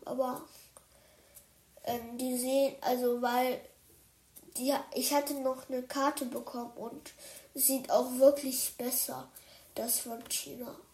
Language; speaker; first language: German; early bilingual, other home language; Chinese